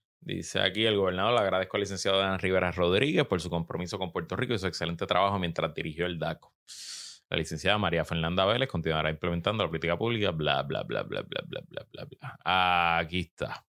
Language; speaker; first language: Spanish; native; Spanish